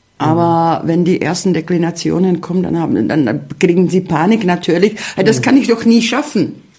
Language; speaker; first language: German; non-native, fluent; Czech